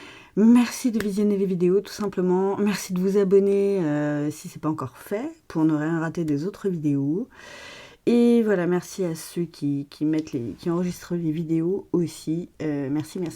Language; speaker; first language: French; native; French